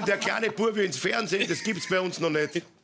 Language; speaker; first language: German; native; German